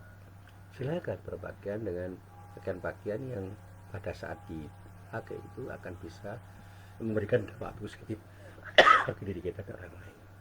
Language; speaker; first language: Indonesian; native; Indonesian